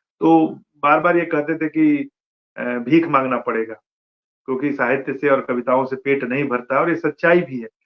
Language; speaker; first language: Hindi; non-native, local second language; Bhojpuri